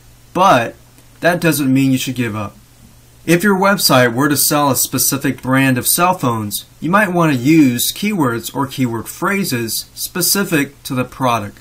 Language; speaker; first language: English; native; English